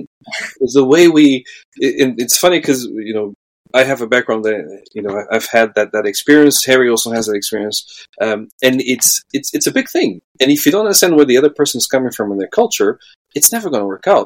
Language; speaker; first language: English; non-native, fluent; Portuguese